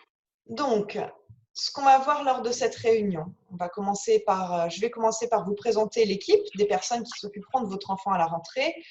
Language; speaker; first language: French; native; French